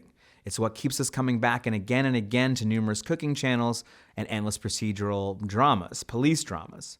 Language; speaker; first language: English; native; English